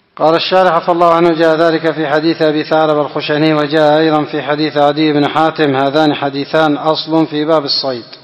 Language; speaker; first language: Arabic; non-native, fluent; Indonesian